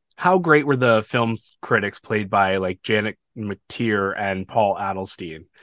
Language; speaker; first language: English; native; English